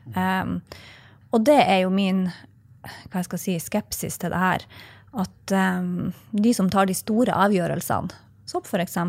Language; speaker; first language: Norwegian; native; Norwegian